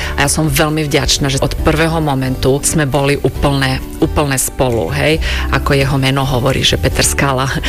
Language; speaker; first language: Slovak; non-native, fluent; Croatian